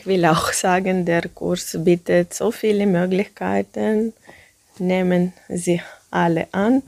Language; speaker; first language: German; non-native, fluent; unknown